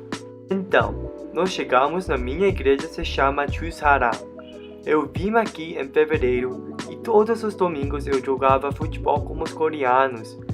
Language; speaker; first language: Portuguese; non-native, learner; English